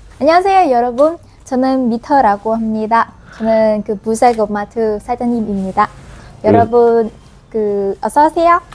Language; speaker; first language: Korean; non-native, learner; Vietnamese